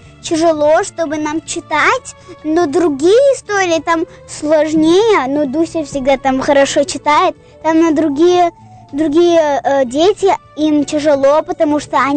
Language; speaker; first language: Russian; early bilingual, heritage; Russian